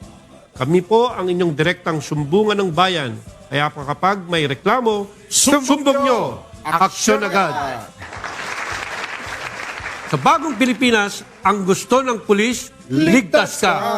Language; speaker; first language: Filipino; native; Filipino